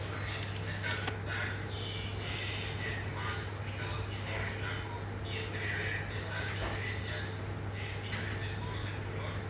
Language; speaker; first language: Spanish; non-native, fluent; English